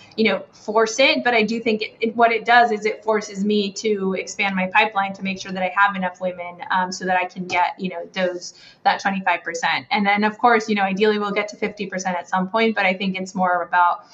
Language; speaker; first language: English; non-native, fluent; Spanish